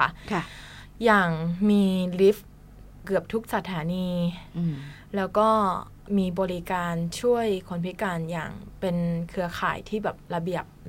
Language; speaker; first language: Thai; non-native, fluent; Japanese